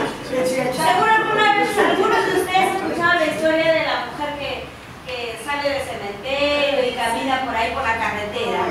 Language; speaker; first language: Spanish; native; Spanish